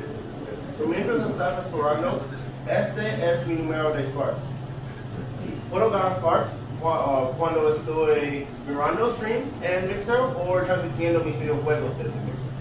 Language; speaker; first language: Spanish; non-native, learner; English